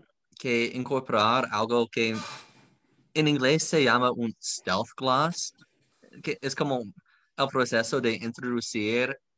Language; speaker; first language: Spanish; non-native, fluent; English